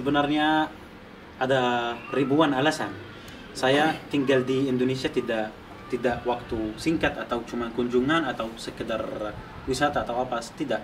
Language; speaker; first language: Indonesian; non-native, fluent; Arabic